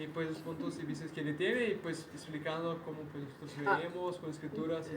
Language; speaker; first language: Spanish; native; Spanish